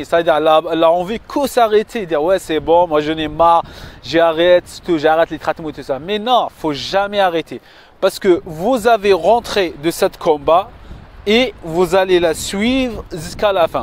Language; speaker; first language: French; non-native, fluent; Arabic